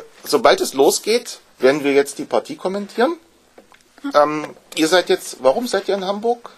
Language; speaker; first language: German; native; German